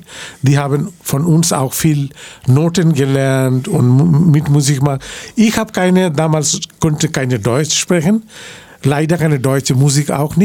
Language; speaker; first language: German; non-native, learner; Bangla